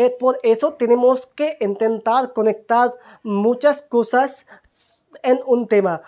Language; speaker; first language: Spanish; non-native, fluent; Hindi